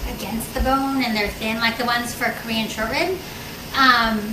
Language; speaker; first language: English; native; English